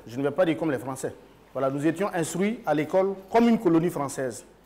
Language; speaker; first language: French; non-native, local second language; Mossi